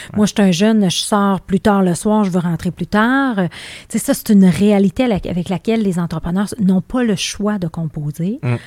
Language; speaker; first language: French; native; French